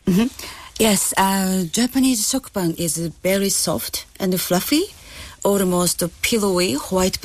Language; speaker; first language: English; non-native, fluent; Japanese